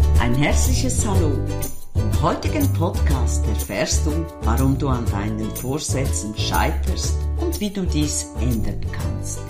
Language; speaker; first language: German; native; German